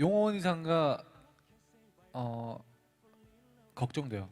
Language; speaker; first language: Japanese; non-native, learner; Korean